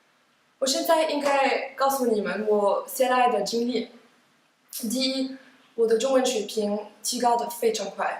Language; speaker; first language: Chinese; non-native, fluent; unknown